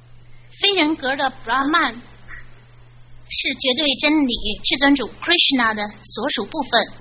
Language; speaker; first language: Chinese; native; Chinese